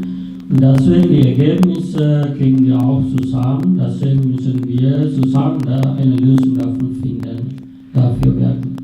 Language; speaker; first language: German; non-native, fluent; Sinhala